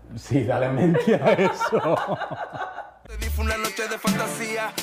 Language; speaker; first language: Spanish; native; Spanish